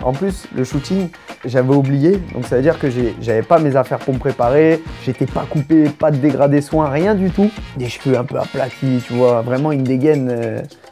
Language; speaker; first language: French; native; French